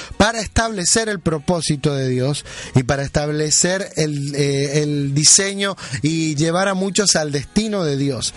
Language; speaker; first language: Spanish; native; Spanish